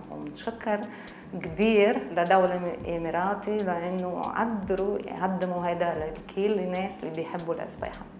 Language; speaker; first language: Arabic; non-native, learner; Russian